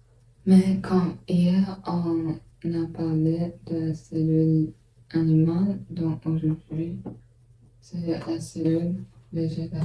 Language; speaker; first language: French; non-native, learner; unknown